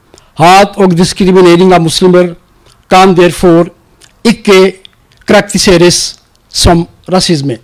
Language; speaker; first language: Norwegian; non-native, learner; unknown